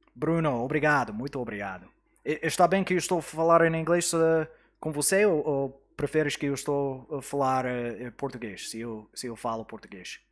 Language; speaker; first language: Portuguese; non-native, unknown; English